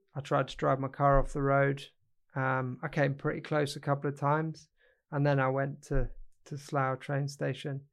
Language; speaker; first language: English; native; English